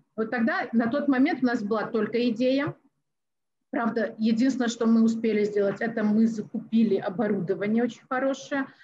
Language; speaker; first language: Russian; non-native, local second language; Tajik